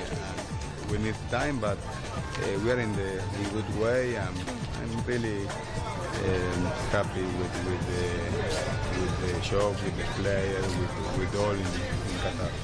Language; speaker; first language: English; non-native, learner; Spanish